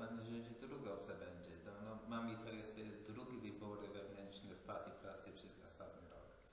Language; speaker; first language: Polish; non-native, fluent; English